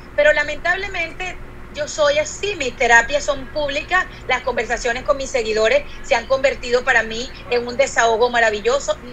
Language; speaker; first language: Spanish; native; Spanish